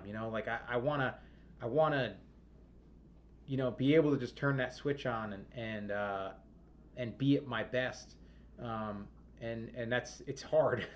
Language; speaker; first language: English; native; English